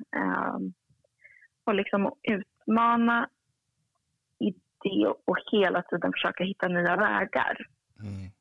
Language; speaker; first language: Swedish; native; Swedish